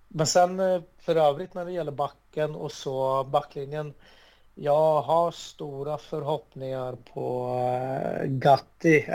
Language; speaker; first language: Swedish; early bilingual, other home language; Arabic